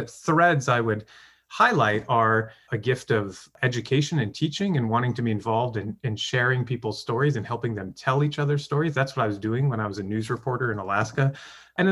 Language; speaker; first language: English; native; English